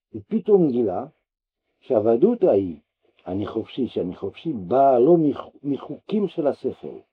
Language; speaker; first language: Hebrew; non-native, fluent; French